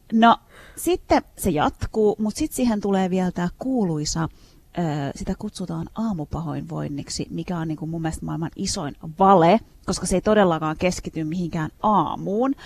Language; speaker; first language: Finnish; early bilingual, other home language; Turkish